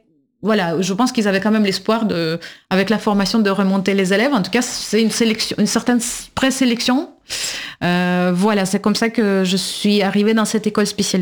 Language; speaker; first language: French; non-native, fluent; Russian